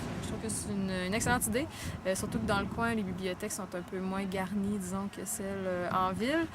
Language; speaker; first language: French; native; French